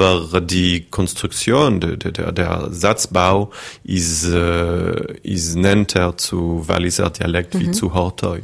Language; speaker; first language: German; non-native, fluent; French